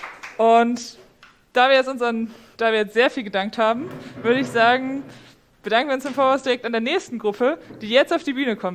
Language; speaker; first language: German; native; German